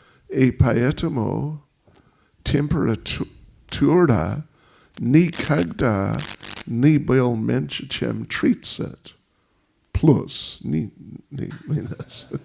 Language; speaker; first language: Russian; non-native, learner; English